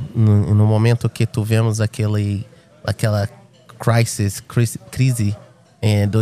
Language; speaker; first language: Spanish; non-native, fluent; Portuguese